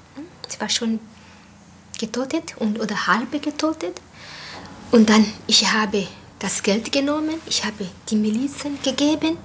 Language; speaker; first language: German; non-native, learner; Kinyarwanda